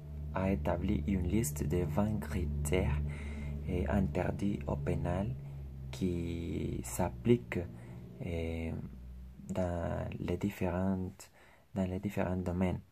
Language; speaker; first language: French; non-native, learner; Spanish